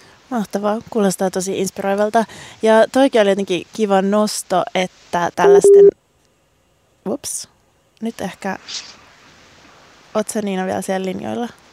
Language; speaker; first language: Finnish; native; Finnish